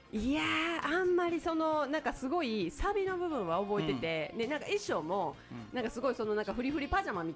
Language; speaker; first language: Japanese; native; Japanese